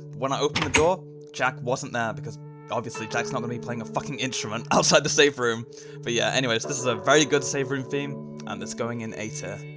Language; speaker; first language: English; native; English